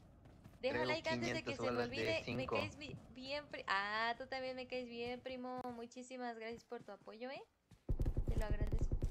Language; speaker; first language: Spanish; native; Spanish